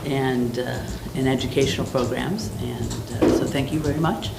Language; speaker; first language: English; native; English